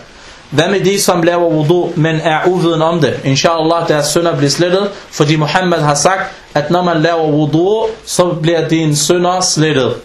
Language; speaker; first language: Danish; non-native, fluent; Arabic